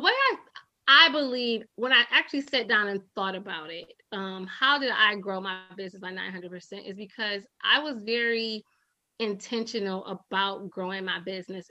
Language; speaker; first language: English; native; English